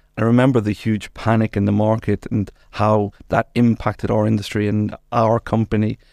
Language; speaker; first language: English; native; English